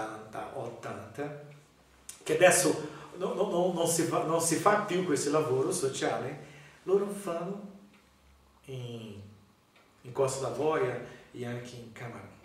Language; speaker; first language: Italian; non-native, learner; Portuguese